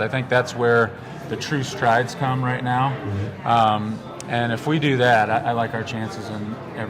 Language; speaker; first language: English; native; English